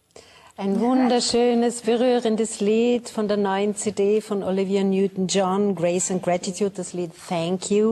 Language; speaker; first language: German; native; German